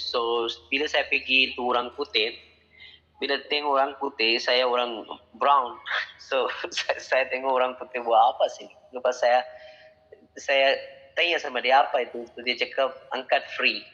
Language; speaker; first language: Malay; non-native, learner; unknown